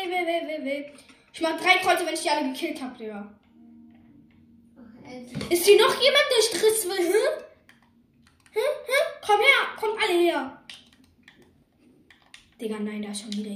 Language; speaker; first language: German; native; German